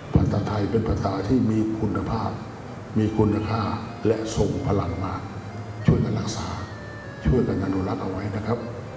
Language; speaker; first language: Thai; native; Thai